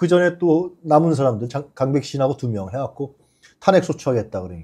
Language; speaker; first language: Korean; native; Korean